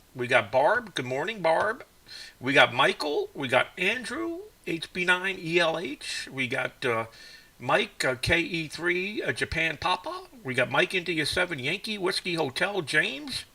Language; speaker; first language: English; native; English